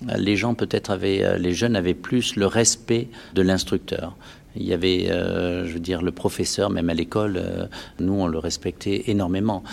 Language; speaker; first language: French; native; French